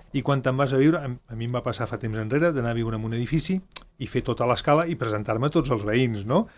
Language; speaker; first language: Catalan; native; Catalan